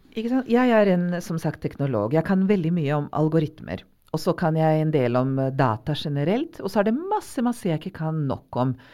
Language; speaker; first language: Norwegian; non-native, fluent; Hungarian